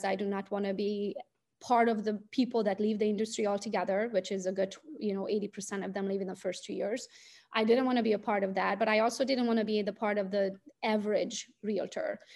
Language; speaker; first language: English; non-native, fluent; Romanian